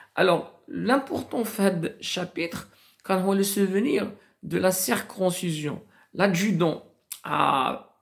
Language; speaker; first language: French; non-native, local second language; Arabic